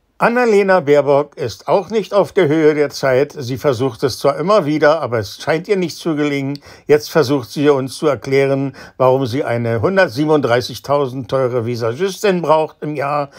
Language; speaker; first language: German; native; German